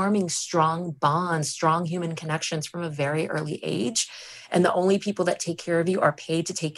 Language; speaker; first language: English; early bilingual, other home language; Spanish